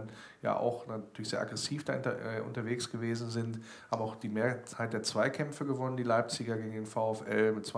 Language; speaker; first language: German; native; German